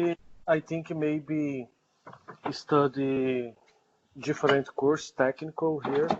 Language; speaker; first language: English; non-native, learner; Portuguese